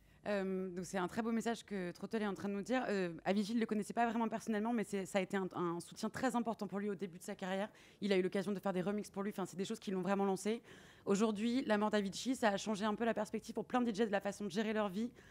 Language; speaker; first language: French; native; French